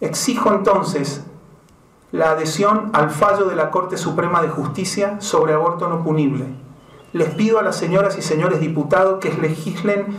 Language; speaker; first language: Spanish; native; Spanish